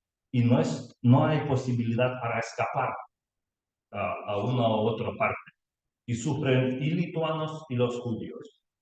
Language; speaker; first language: Spanish; non-native, learner; Lithuanian